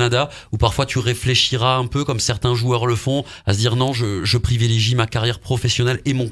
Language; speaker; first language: French; native; French